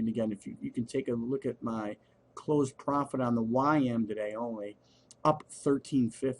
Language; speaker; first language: English; native; English